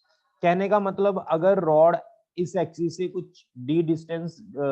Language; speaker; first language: Hindi; native; Hindi